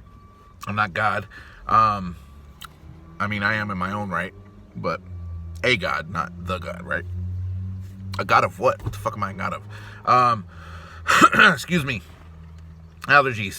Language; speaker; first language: English; native; English